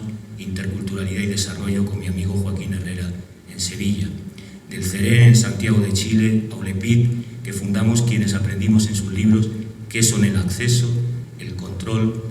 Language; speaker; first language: Spanish; native; Spanish